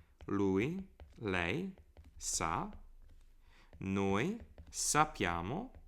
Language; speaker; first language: Italian; non-native, fluent; English